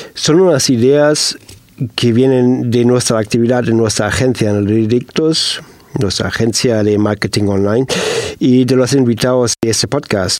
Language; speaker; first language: Spanish; non-native, fluent; German